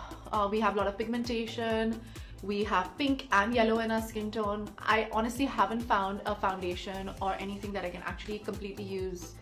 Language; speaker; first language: English; non-native, local second language; Hindi